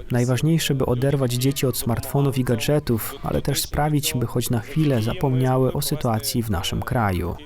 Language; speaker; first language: Polish; early bilingual, heritage; Polish